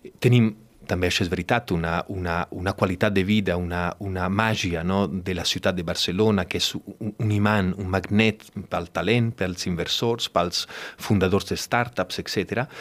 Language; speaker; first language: Catalan; non-native, fluent; Italian